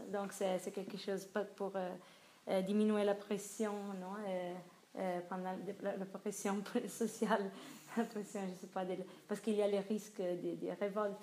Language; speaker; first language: French; non-native, fluent; Italian